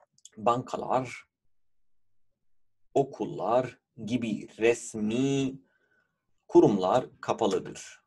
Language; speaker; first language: Turkish; non-native, fluent; Urdu